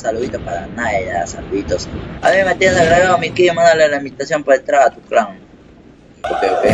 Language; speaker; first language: Spanish; native; Spanish